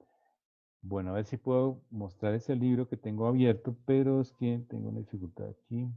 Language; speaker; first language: Spanish; native; Spanish